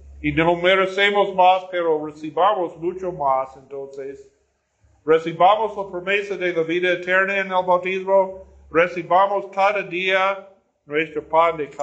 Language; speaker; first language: Spanish; non-native, learner; English